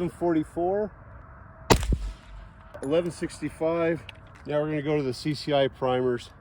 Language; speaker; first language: English; native; English